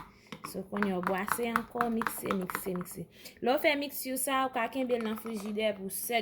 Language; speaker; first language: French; non-native, local second language; Haitian Creole